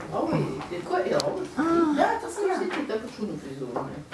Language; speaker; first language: Croatian; native; Croatian